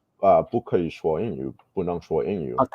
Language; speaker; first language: Chinese; non-native, learner; English